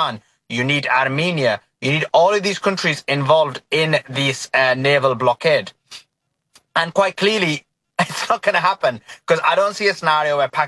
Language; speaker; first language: English; native; English